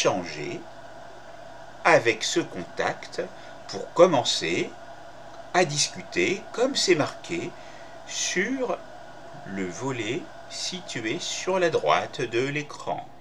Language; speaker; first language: French; native; French